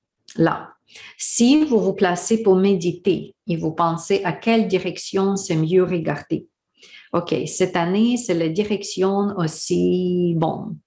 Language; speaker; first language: French; non-native, learner; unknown